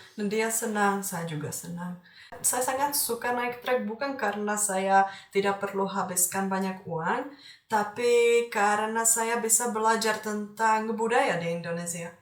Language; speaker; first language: Indonesian; non-native, fluent; Czech